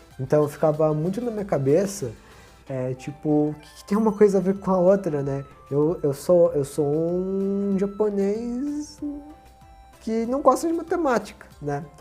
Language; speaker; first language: Portuguese; native; Portuguese